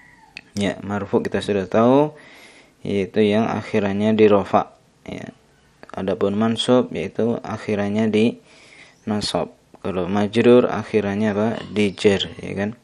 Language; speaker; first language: Indonesian; native; Indonesian